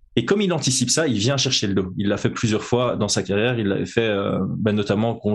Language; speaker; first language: French; native; French